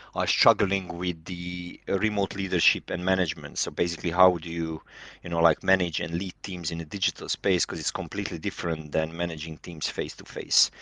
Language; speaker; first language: English; non-native, fluent; Hungarian